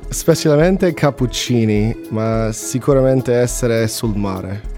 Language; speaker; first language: Italian; non-native, learner; English